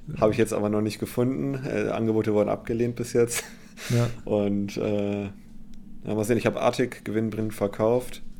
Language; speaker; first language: German; native; German